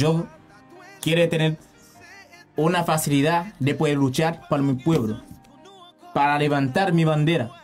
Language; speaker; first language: Spanish; non-native, learner; Haitian Creole